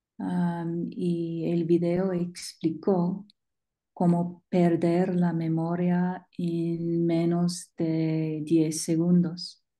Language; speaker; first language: Spanish; non-native, learner; English